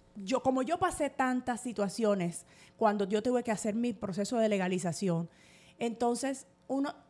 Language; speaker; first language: Spanish; native; Spanish